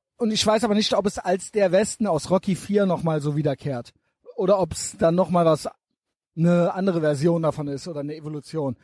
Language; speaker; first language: German; native; German